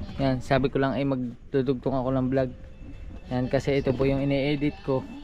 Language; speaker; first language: Filipino; native; Filipino